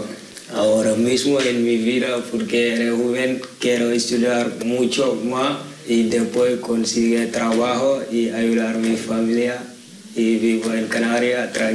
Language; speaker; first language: Spanish; non-native, learner; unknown